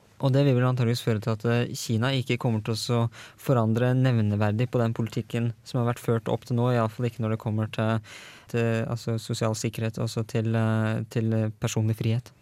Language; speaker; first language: Norwegian; native; Norwegian